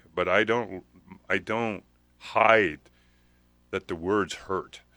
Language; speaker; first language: English; native; English